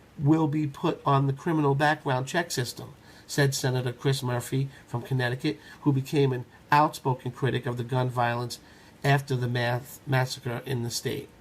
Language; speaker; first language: English; native; English